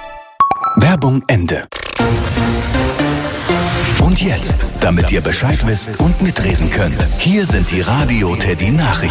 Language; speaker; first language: German; native; German